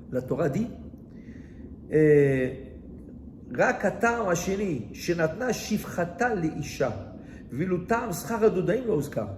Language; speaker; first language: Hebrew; non-native, fluent; French